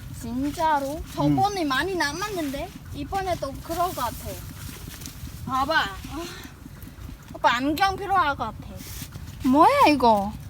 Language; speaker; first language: Korean; non-native, learner; Khmer